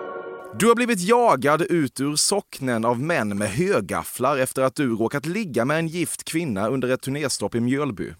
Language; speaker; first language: Swedish; native; Swedish